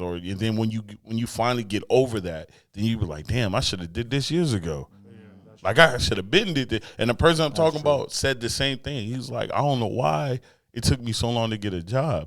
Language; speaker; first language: English; native; English